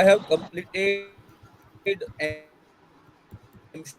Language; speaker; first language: English; non-native, learner; Hindi